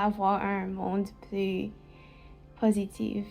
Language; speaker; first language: French; non-native, learner; English